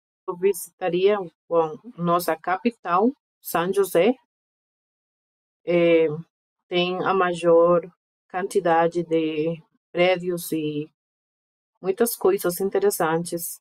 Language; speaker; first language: Portuguese; non-native, fluent; Spanish